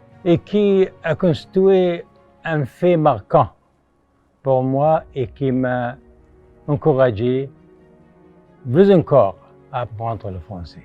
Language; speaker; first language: French; non-native, fluent; Arabic